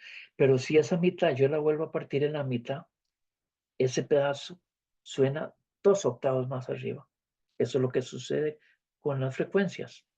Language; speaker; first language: Spanish; native; Spanish